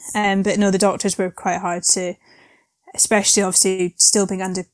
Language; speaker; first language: English; native; English